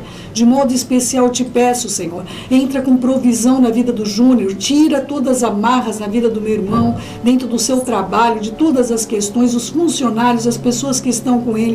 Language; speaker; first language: Portuguese; native; Portuguese